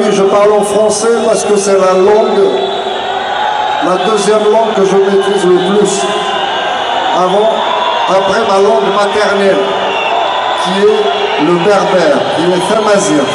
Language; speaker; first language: French; non-native, local second language; Kabyle